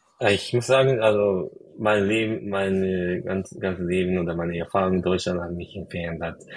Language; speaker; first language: German; non-native, learner; Japanese